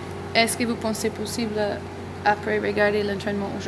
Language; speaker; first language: French; non-native, learner; English